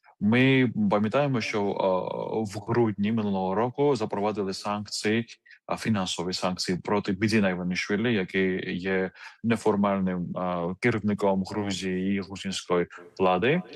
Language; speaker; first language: Ukrainian; non-native, fluent; Georgian